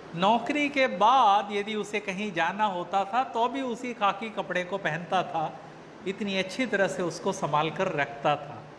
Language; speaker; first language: Hindi; native; Hindi